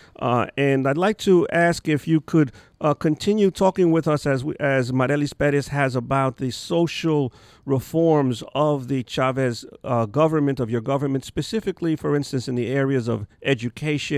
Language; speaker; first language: English; native; English